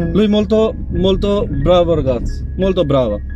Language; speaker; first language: Italian; non-native, learner; Punjabi